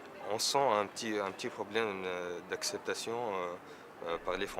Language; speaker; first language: French; non-native, local second language; Arabic